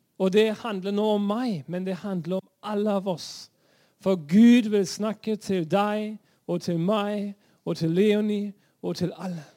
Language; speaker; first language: Norwegian; non-native, fluent; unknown